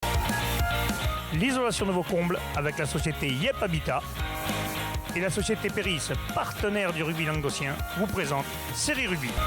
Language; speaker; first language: French; native; French